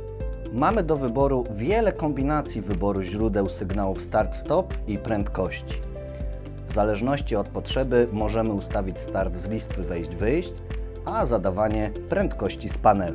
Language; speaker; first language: Polish; native; Polish